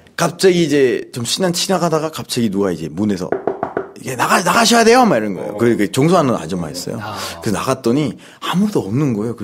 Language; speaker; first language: Korean; non-native, fluent; Spanish